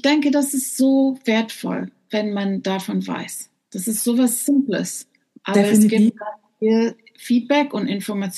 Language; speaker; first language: German; non-native, fluent; English